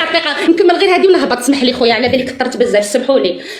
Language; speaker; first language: Arabic; native; Arabic